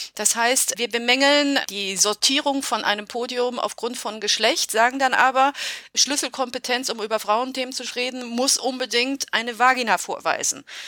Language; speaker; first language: German; early bilingual, other home language; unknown